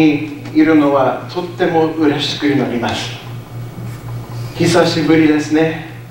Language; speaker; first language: Japanese; non-native, fluent; English